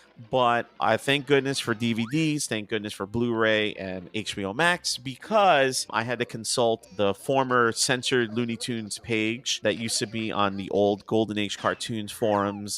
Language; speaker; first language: English; native; English